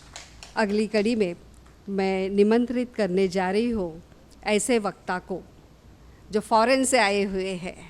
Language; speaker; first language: Hindi; native; Hindi